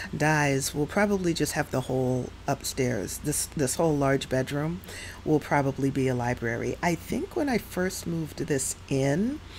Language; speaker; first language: English; native; English